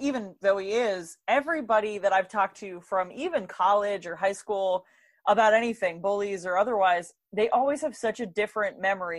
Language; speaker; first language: English; native; English